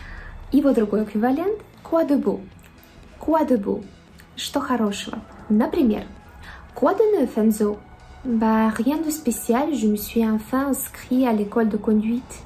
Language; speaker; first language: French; non-native, fluent; Russian